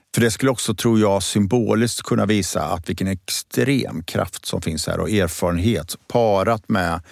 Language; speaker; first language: Swedish; native; Swedish